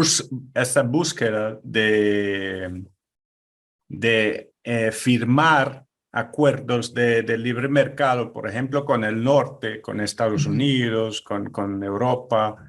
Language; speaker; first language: Spanish; non-native, fluent; Portuguese